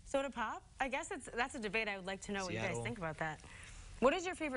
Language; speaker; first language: English; native; English